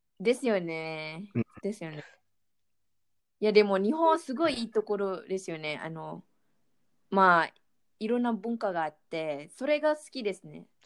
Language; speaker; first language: Japanese; non-native, fluent; Malay